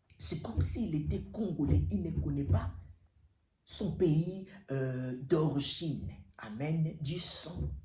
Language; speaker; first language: French; non-native, local second language; Lingala